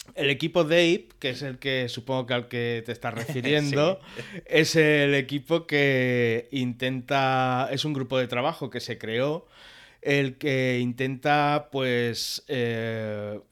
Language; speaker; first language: Spanish; non-native, local second language; Catalan